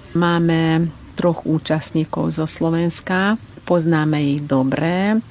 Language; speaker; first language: Slovak; early bilingual, heritage; Slovak